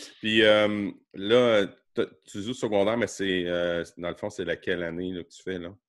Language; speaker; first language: French; native; French